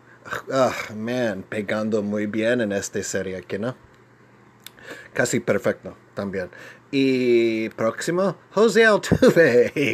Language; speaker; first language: Spanish; non-native, learner; English